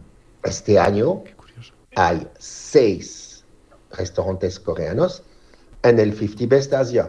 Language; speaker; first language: Spanish; non-native, learner; French